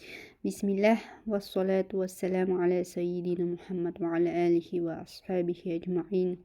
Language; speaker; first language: Arabic; non-native, fluent; Uzbek